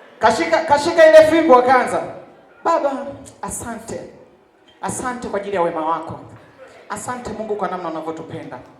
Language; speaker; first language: Swahili; native; Swahili